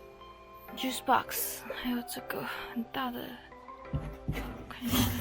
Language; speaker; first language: Chinese; early bilingual, heritage; Chinese